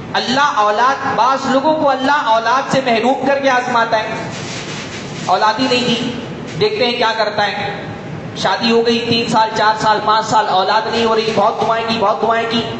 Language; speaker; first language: Urdu; native; Urdu